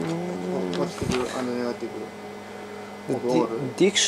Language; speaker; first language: English; non-native, learner; Japanese